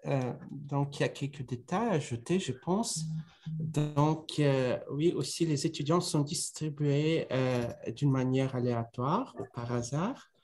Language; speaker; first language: French; non-native, fluent; Russian